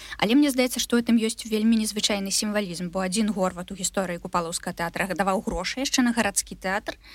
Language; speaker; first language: Belarusian; non-native, local second language; Russian